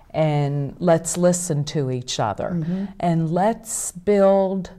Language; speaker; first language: English; native; English